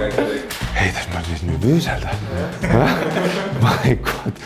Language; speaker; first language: German; non-native, fluent; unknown